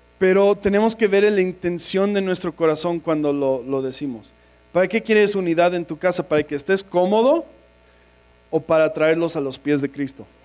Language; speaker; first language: Spanish; non-native, fluent; English